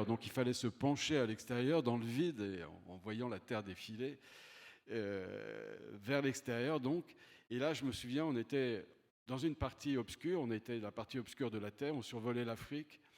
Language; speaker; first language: French; native; French